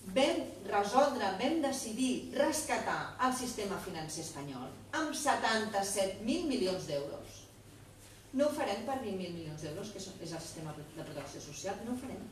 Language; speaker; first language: Catalan; non-native, local second language; Spanish